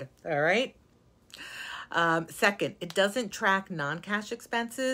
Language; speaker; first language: English; native; English